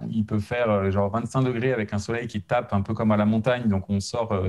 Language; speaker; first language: French; native; French